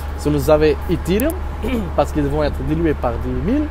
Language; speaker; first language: French; non-native, learner; Portuguese